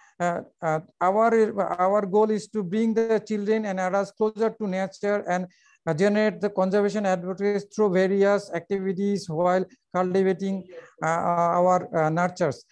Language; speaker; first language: English; non-native, local second language; Bangla